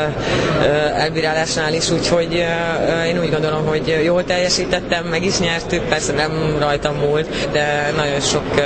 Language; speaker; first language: Hungarian; native; Hungarian